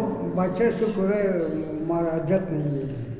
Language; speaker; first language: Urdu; non-native, local second language; Pashto